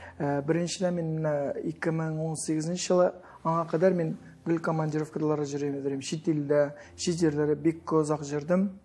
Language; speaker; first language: Tatar; early bilingual, heritage; Tatar